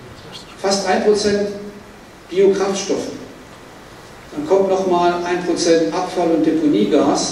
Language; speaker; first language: German; native; German